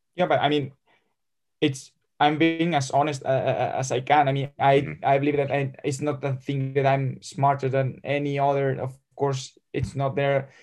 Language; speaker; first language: English; non-native, fluent; Spanish